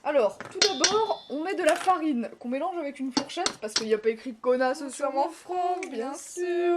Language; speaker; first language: French; native; French